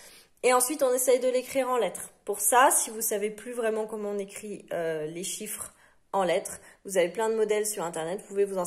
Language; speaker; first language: French; native; French